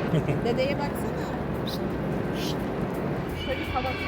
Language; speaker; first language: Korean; non-native, fluent; Turkish